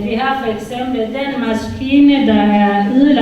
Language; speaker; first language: Danish; non-native, learner; Kinyarwanda